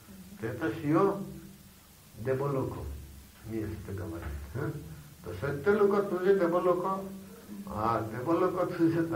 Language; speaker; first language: Russian; non-native, learner; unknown